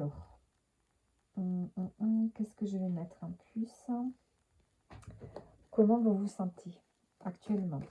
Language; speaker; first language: French; native; French